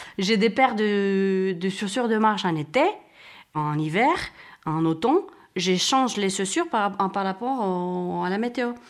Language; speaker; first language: French; non-native, fluent; Romanian